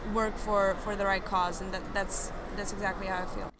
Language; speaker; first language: English; non-native, fluent; Serbian